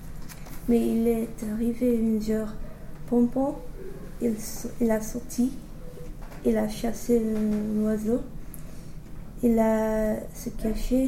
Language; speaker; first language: French; non-native, learner; English